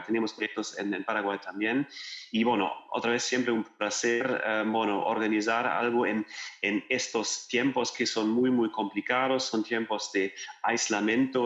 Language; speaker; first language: Spanish; non-native, learner; German